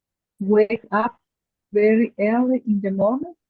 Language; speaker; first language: English; non-native, learner; Spanish